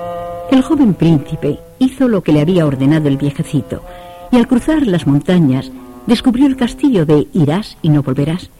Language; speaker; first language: Spanish; native; Spanish